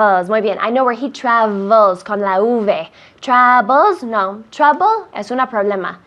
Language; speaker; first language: Spanish; non-native, fluent; English